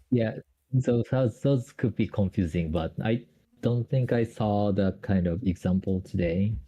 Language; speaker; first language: English; non-native, fluent; Japanese